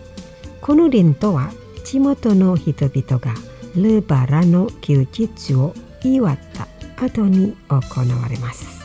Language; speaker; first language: Japanese; non-native, fluent; Indonesian